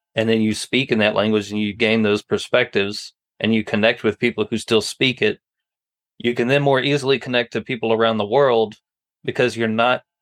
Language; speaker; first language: English; native; English